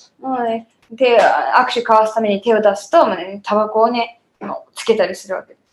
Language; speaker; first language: Japanese; native; Japanese